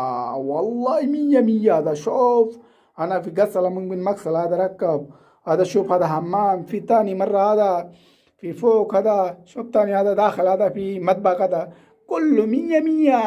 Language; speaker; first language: Arabic; non-native, learner; Bangla